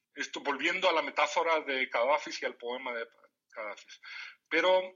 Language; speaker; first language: Spanish; non-native, fluent; Riffian